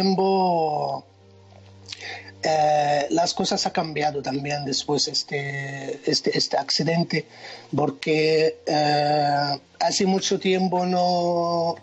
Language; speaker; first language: Spanish; non-native, fluent; Arabic